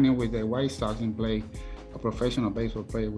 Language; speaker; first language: English; non-native, learner; Spanish